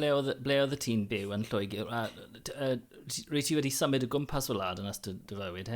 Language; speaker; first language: Welsh; non-native, local second language; English